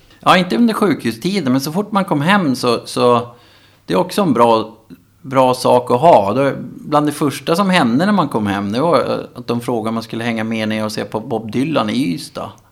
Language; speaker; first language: Swedish; native; Swedish